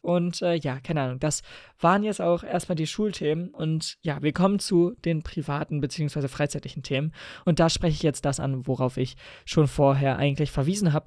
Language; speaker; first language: German; native; German